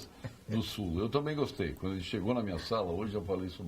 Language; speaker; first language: Portuguese; native; Portuguese